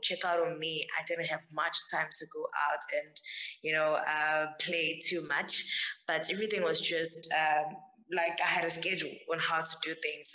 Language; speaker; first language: English; non-native, local second language; Zulu